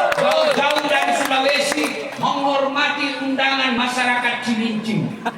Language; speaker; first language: Indonesian; non-native, local second language; Buginese